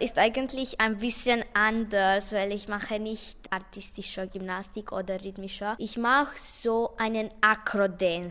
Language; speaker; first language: German; non-native, local second language; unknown